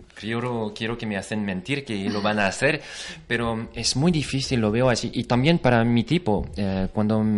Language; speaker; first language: Spanish; non-native, fluent; French